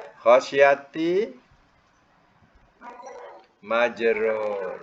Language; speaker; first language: Arabic; non-native, fluent; Malay